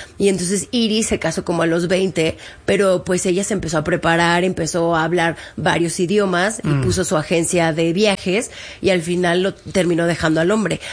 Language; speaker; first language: Spanish; native; Spanish